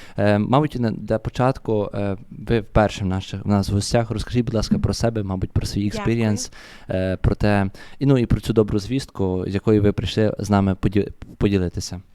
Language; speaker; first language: Ukrainian; native; Ukrainian